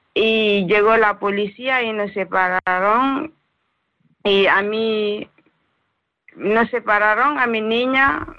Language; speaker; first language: Spanish; non-native, learner; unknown